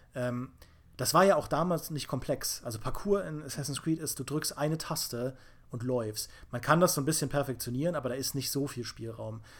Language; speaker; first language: German; native; German